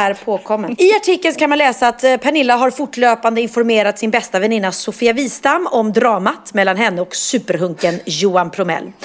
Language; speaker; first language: Swedish; native; Swedish